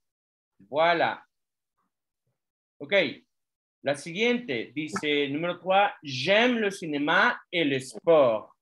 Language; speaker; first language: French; non-native, fluent; Spanish